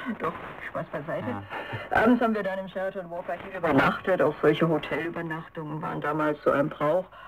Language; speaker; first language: German; native; German